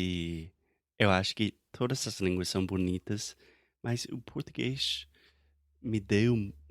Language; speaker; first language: Portuguese; non-native, fluent; English